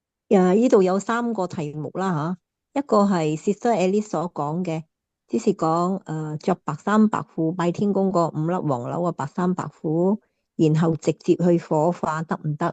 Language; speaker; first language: Cantonese; native; Cantonese